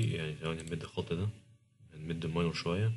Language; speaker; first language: Arabic; native; Arabic